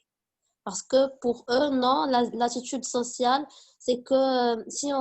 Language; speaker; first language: French; non-native, local second language; Arabic